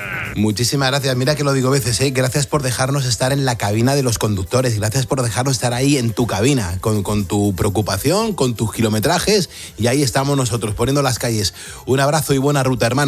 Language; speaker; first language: Spanish; native; Spanish